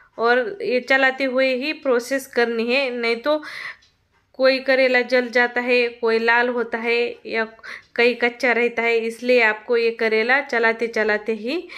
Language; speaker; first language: Hindi; non-native, local second language; Marathi